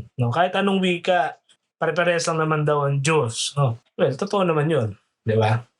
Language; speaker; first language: Filipino; native; Filipino